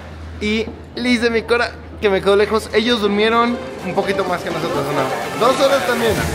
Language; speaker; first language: Spanish; native; Spanish